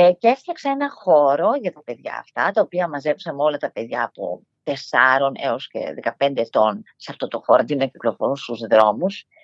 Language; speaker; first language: Greek; early bilingual, heritage; Greek